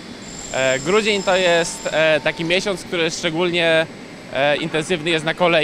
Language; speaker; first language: Polish; native; Polish